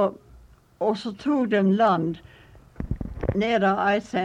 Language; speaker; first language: Swedish; early bilingual, heritage; Swedish